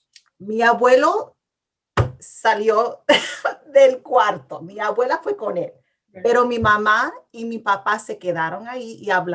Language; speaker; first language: Spanish; early bilingual, heritage; English